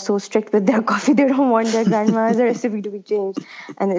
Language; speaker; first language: English; non-native, local second language; Urdu